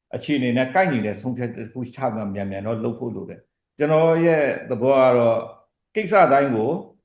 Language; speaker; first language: Burmese; native; Burmese